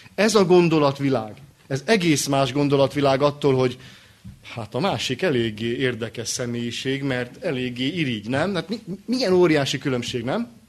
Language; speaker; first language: Hungarian; native; Hungarian